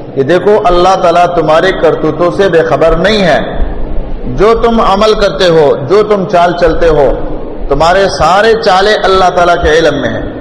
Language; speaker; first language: Urdu; non-native, local second language; Pashto